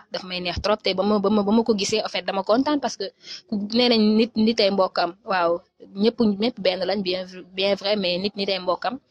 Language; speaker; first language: Wolof; native; Wolof